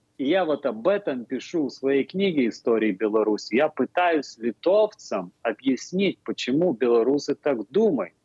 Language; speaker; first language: Russian; non-native, fluent; Lithuanian